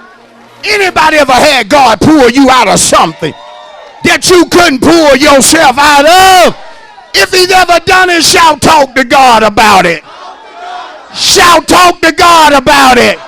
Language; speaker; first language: English; native; English